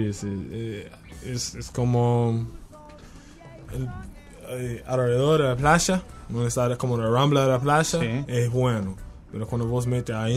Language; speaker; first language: Spanish; non-native, learner; English